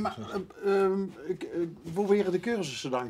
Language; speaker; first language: Dutch; native; Dutch